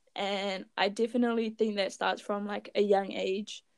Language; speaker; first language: English; native; English